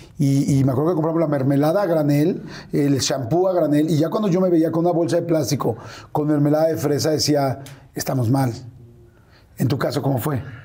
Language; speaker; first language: Spanish; native; Spanish